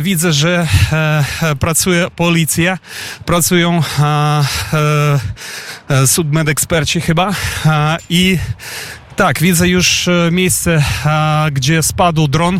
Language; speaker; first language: Polish; non-native, fluent; Ukrainian